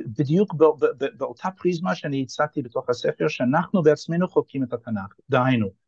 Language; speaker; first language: Hebrew; non-native, fluent; English